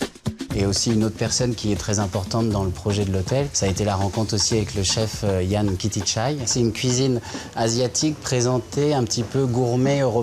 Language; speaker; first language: French; native; French